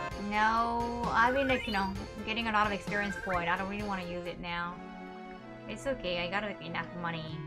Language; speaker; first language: English; non-native, fluent; Japanese